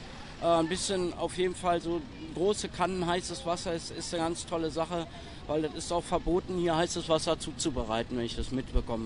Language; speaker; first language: German; native; German